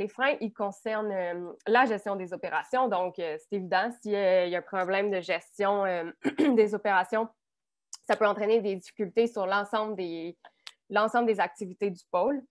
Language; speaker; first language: French; native; French